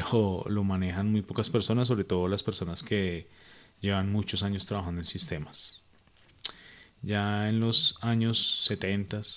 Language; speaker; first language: Spanish; native; Spanish